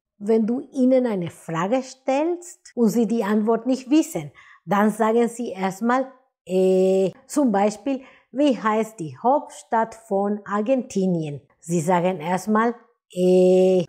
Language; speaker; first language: German; non-native, fluent; Spanish